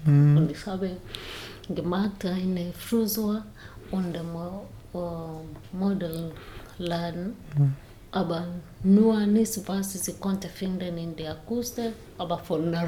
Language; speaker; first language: German; non-native, learner; Swahili